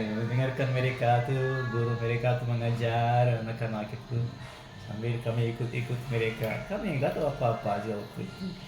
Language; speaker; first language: Indonesian; non-native, fluent; Malagasy